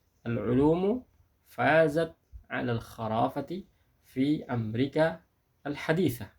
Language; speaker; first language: Arabic; non-native, fluent; Indonesian